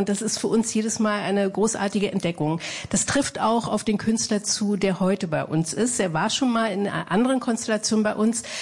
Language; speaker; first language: German; native; German